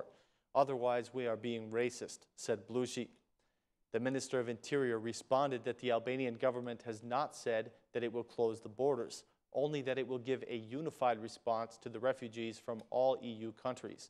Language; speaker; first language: English; non-native, fluent; Albanian